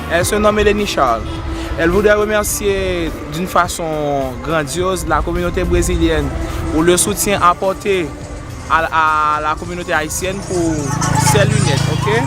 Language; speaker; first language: French; non-native, local second language; Haitian Creole